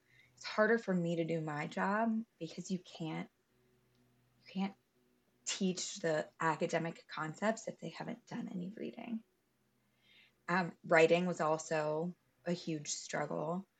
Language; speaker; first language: English; native; English